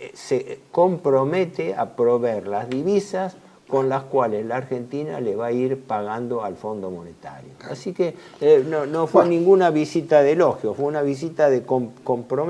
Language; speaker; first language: Spanish; native; Spanish